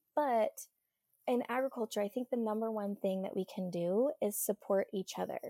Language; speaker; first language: English; native; English